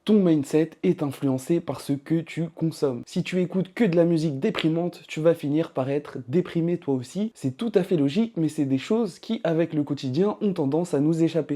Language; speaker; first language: French; native; French